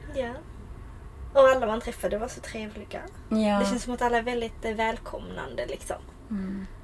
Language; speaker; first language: Swedish; native; Swedish